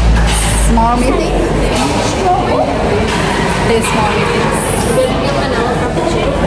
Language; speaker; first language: English; non-native, learner; Indonesian